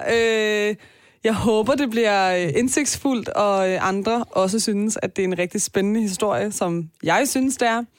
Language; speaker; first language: Danish; early bilingual, other home language; Persian